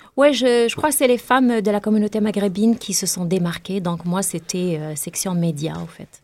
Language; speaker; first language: French; non-native, local second language; Kabyle